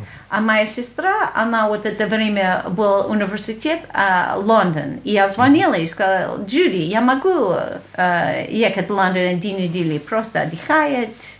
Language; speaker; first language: Russian; non-native, learner; English